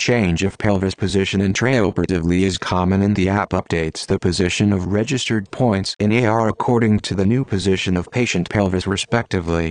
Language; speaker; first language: English; non-native, fluent; Greek